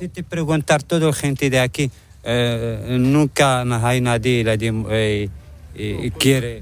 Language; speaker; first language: Spanish; non-native, learner; Arabic